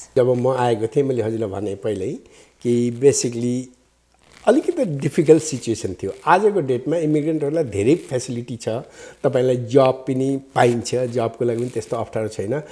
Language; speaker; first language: Nepali; native; Nepali